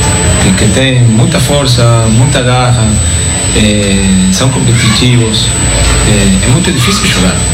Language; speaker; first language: Portuguese; non-native, fluent; Spanish